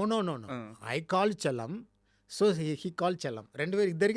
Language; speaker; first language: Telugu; non-native, learner; Tamil